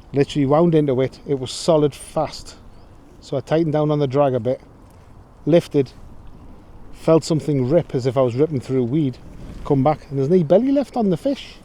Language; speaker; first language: English; native; English